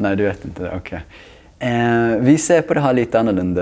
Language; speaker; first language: Swedish; non-native, fluent; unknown